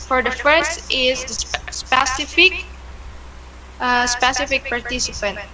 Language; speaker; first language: English; non-native, learner; Indonesian